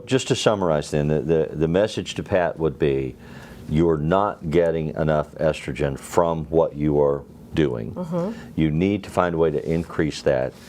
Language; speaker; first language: English; native; English